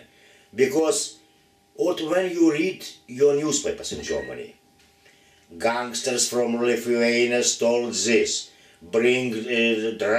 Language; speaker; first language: English; non-native, learner; Lithuanian